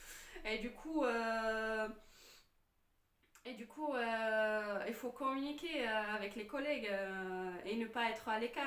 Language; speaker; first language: French; non-native, fluent; Arabic